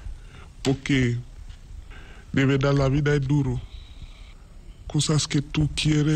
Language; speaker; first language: Spanish; non-native, learner; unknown